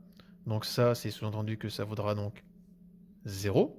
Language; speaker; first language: French; native; French